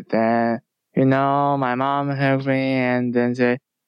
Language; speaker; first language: English; non-native, learner; Chinese